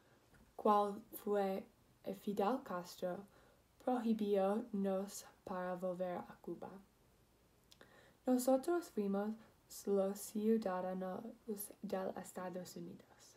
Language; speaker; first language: Spanish; non-native, learner; English